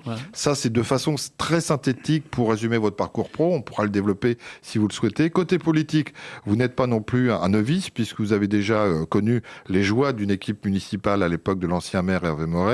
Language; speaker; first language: French; native; French